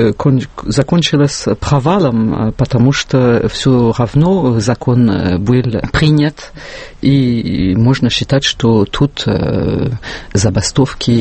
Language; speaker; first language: Russian; non-native, fluent; French